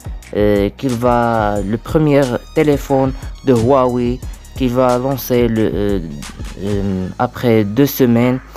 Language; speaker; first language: French; non-native, learner; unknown